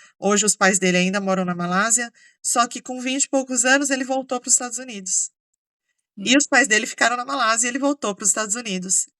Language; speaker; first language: Portuguese; native; Portuguese